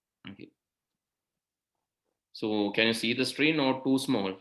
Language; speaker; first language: English; non-native, local second language; Sinhala